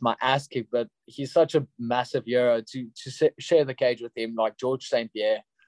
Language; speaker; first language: English; non-native, local second language; Afrikaans